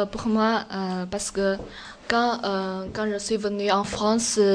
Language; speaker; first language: French; non-native, learner; Chinese